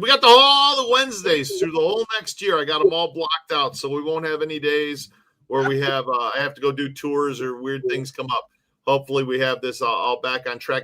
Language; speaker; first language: English; native; English